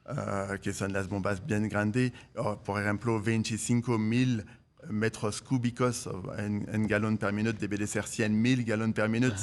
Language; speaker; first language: Spanish; non-native, fluent; French